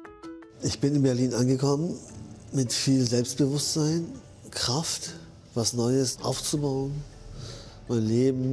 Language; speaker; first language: German; early bilingual, other home language; Japanese